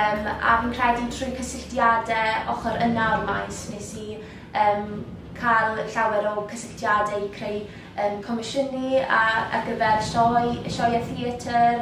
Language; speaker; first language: Welsh; native; Welsh